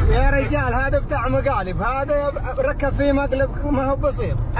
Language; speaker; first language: Arabic; native; Arabic